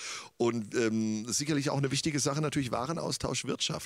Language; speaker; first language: German; native; German